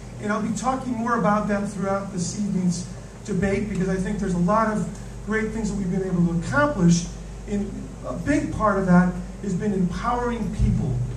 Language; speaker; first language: English; native; English